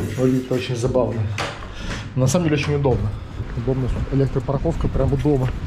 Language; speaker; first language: Russian; native; Russian